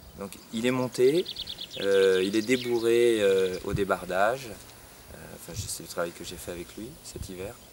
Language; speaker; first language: French; native; French